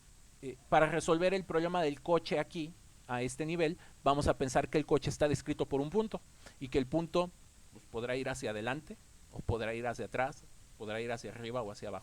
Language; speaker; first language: Spanish; native; Spanish